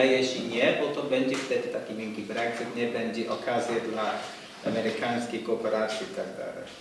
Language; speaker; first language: Polish; non-native, fluent; English